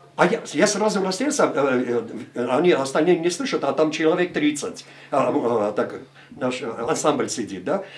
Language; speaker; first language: Russian; non-native, local second language; Armenian